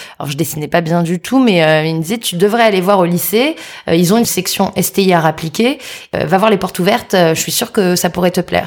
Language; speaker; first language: French; native; French